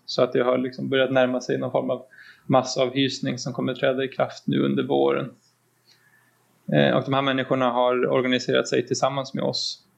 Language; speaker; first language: Swedish; native; Swedish